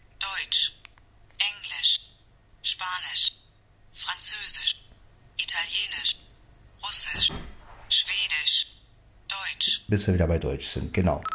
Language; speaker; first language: German; native; German